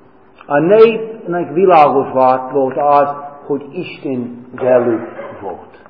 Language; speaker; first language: Hungarian; non-native, fluent; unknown